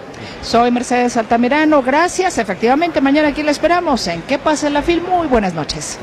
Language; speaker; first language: Spanish; native; Spanish